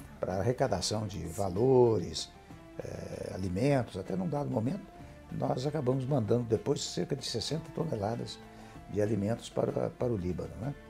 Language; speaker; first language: Portuguese; early bilingual, other home language; Arabic